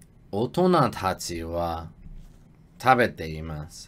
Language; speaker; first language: Japanese; non-native, learner; English